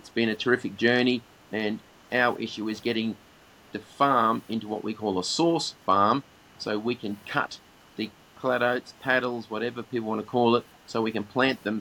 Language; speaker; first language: English; native; English